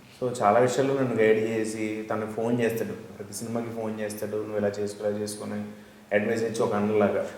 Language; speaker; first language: Telugu; native; Telugu